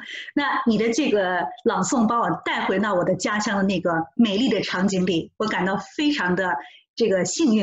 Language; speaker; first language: Chinese; native; Chinese